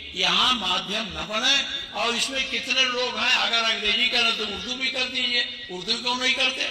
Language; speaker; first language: Hindi; native; Hindi